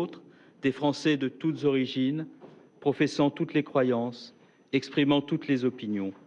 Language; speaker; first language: French; native; French